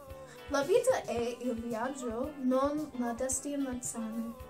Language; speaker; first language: Italian; non-native, learner; English